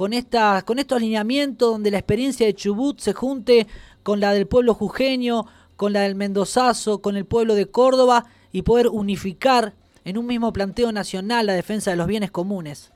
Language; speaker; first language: Spanish; native; Spanish